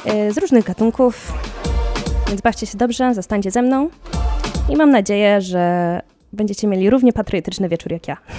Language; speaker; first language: Polish; early bilingual, heritage; Polish